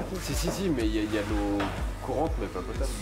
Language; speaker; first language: French; native; French